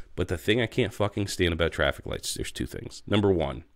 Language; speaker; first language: English; native; English